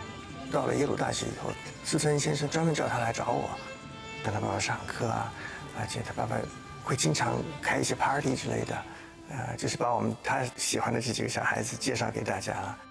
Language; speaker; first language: Chinese; native; Chinese